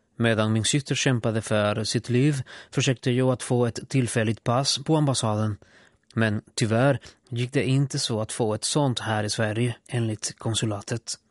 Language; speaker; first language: Swedish; non-native, fluent; Spanish